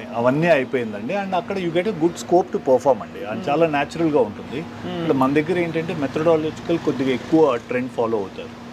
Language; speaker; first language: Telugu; native; Telugu